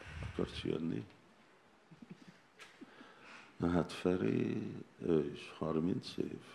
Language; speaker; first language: Hungarian; non-native, learner; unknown